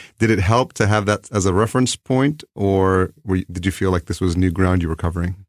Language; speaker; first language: English; early bilingual, other home language; Spanish